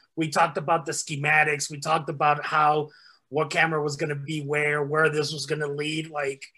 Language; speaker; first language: English; early bilingual, other home language; Spanish